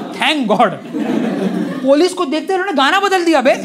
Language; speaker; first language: Hindi; non-native, local second language; Gujarati